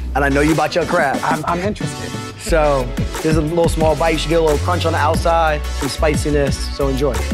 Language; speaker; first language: English; native; English